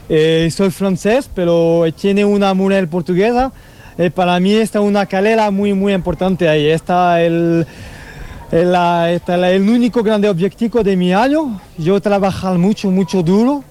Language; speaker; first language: Spanish; non-native, learner; French